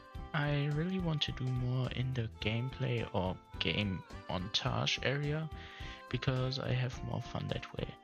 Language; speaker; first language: English; non-native, fluent; German